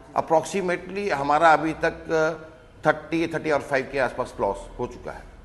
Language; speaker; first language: Hindi; native; Hindi